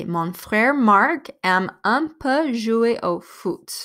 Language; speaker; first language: French; non-native, fluent; English